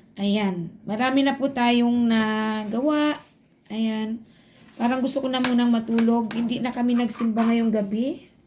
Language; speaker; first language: Filipino; native; Filipino